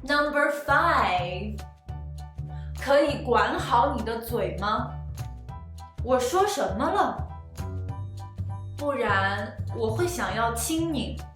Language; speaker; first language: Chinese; non-native, learner; Arabic